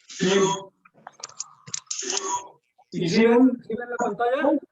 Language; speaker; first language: Spanish; native; Spanish